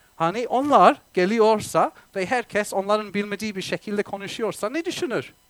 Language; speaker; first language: Turkish; non-native, fluent; English